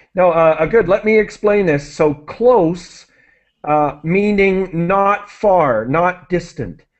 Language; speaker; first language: English; native; English